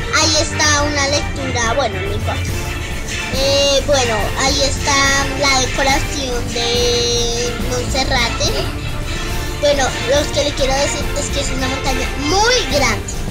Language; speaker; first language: Spanish; native; Spanish